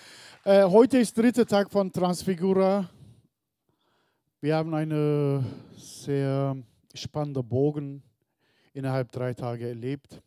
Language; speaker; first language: German; non-native, learner; Turkish